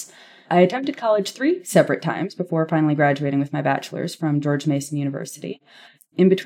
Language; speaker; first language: English; native; English